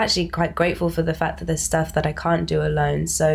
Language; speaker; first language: English; native; English